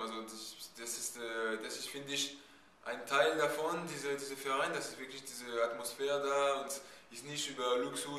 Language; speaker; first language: German; non-native, fluent; French